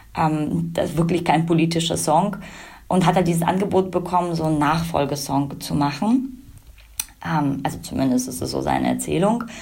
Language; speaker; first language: German; early bilingual, other home language; Russian